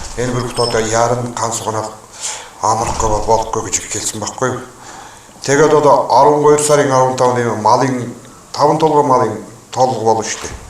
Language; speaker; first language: Mongolian; non-native, local second language; Kazakh